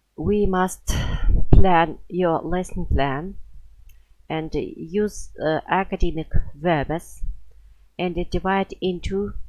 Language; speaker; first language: English; non-native, fluent; Kazakh